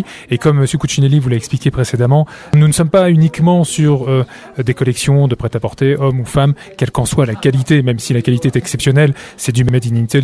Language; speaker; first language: French; native; French